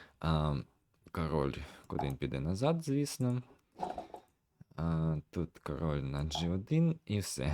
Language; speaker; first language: Ukrainian; native; Ukrainian